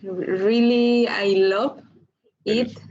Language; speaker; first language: English; non-native, learner; Spanish